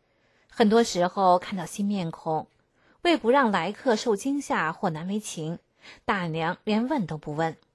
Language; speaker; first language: Chinese; native; Chinese